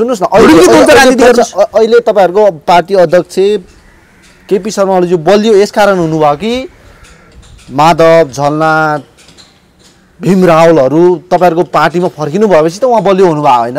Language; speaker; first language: Nepali; native; Nepali